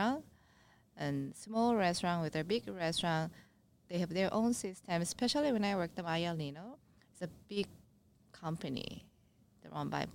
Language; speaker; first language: English; non-native, learner; Korean